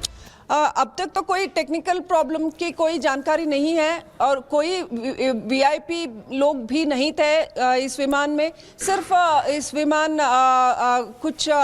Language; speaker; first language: Hindi; non-native, local second language; Kannada